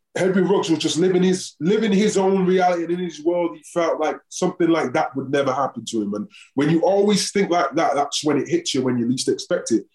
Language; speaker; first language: English; native; English